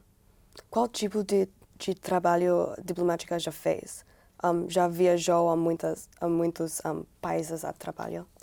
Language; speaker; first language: Portuguese; non-native, learner; English